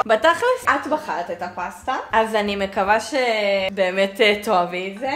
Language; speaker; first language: Hebrew; native; Hebrew